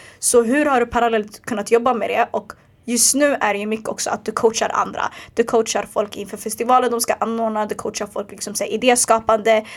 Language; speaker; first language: Swedish; early bilingual, other home language; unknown